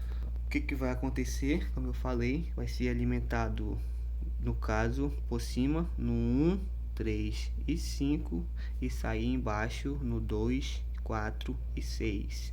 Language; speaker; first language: Portuguese; native; Portuguese